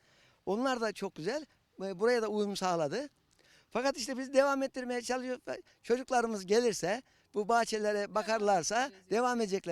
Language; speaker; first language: Turkish; native; Turkish